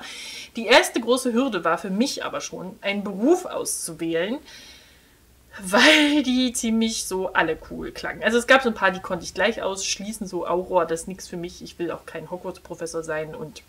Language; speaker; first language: German; native; German